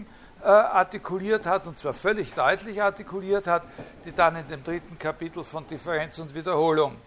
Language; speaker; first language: German; native; German